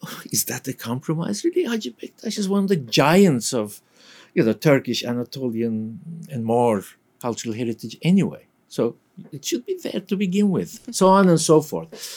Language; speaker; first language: English; non-native, fluent; Turkish